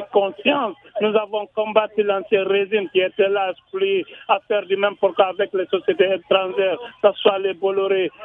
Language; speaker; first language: French; non-native, local second language; Susu